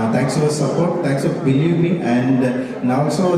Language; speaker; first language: English; non-native, local second language; Tamil